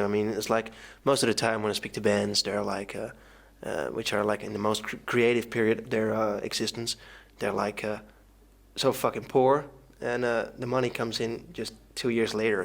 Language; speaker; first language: English; non-native, fluent; Dutch